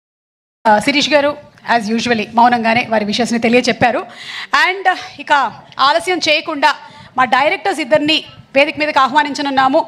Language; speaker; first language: Telugu; native; Telugu